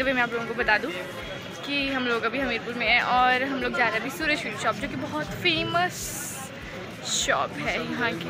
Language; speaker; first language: Hindi; native; Hindi